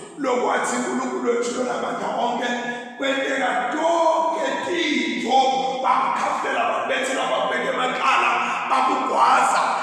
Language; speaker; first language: Zulu; non-native, local second language; Swati